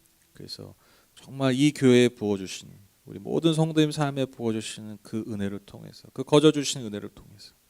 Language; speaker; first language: Korean; native; Korean